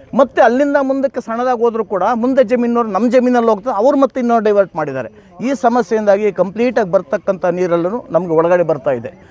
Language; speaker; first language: Kannada; native; Kannada